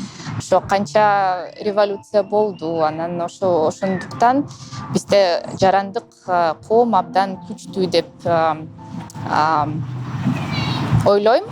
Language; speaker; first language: Kyrgyz; non-native, local second language; Russian